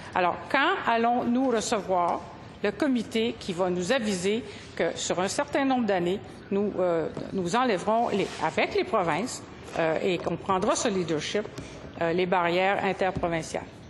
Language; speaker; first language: French; native; French